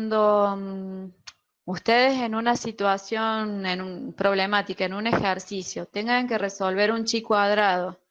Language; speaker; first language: Spanish; native; Spanish